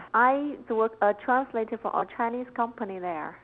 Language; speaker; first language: English; non-native, learner; Chinese